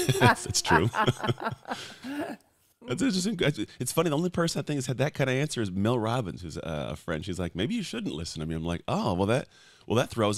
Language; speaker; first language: English; native; English